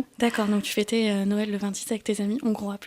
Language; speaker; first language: French; native; French